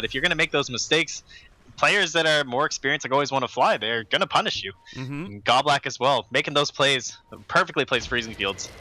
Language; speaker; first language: English; native; English